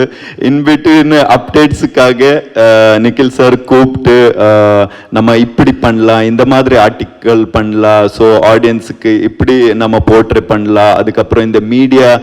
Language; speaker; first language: Tamil; non-native, learner; Kannada